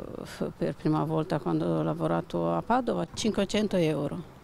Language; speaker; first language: Italian; non-native, learner; Romanian